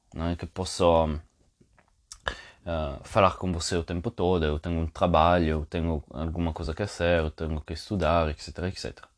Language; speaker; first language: Portuguese; non-native, fluent; Italian